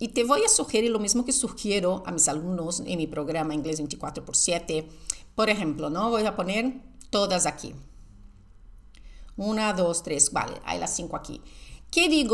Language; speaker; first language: Spanish; non-native, fluent; Portuguese